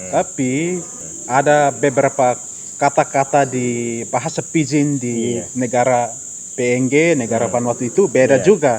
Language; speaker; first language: Indonesian; non-native, fluent; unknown